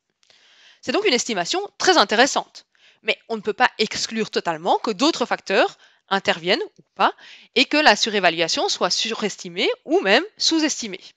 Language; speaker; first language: French; native; French